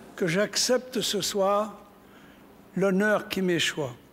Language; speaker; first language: French; native; French